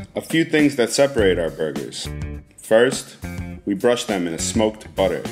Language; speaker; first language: English; native; English